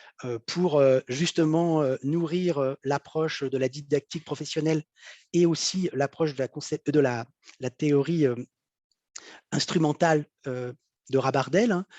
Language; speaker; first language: French; native; French